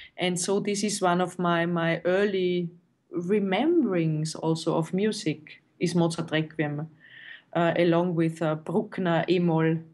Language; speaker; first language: English; non-native, fluent; German